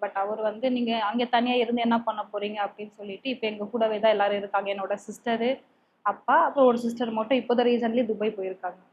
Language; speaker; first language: Tamil; non-native, fluent; Nepali